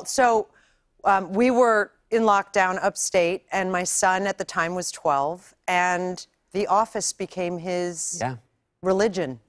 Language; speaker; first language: English; native; English